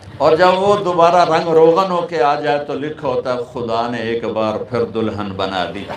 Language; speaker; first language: Urdu; non-native, local second language; Punjabi